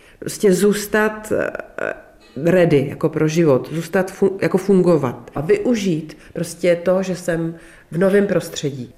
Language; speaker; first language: Czech; native; Czech